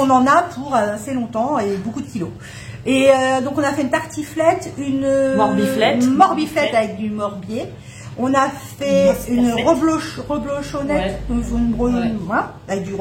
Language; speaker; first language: French; native; French